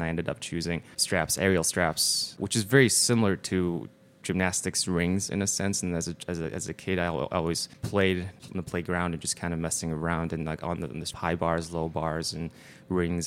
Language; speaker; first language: English; non-native, fluent; Mongolian